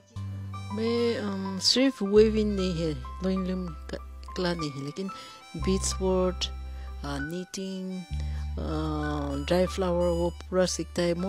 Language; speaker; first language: Hindi; non-native, local second language; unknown